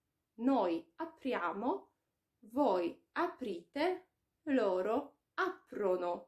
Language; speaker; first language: Italian; non-native, fluent; Polish